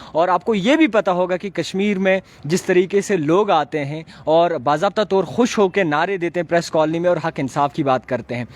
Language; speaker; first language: Hindi; non-native, local second language; Kashmiri